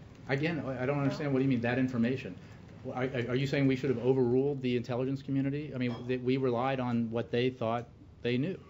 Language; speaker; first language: English; native; English